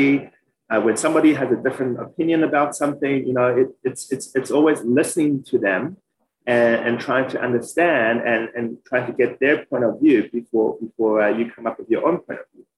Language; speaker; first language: English; early bilingual, other home language; Chinese